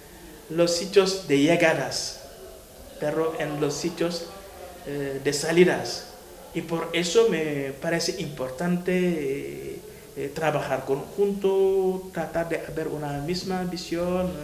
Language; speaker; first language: Spanish; non-native, fluent; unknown